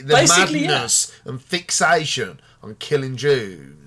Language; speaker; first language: English; native; English